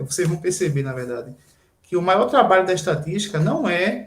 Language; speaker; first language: Portuguese; native; Portuguese